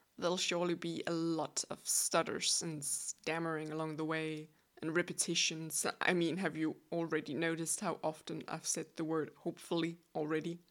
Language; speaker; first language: English; non-native, fluent; Danish